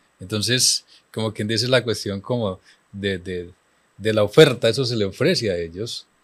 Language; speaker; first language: Spanish; native; Spanish